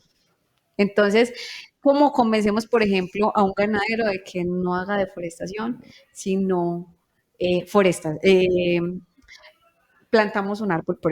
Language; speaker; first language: Spanish; native; Spanish